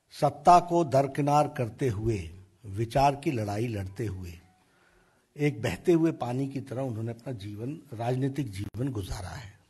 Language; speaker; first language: Hindi; native; Hindi